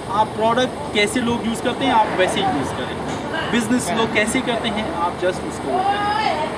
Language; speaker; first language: Urdu; non-native, local second language; Pashto